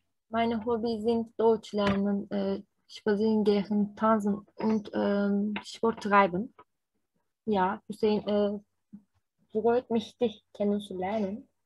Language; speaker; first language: German; non-native, learner; Turkish